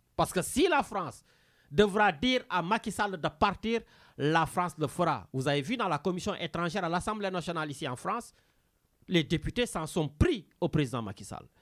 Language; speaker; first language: French; non-native, local second language; Wolof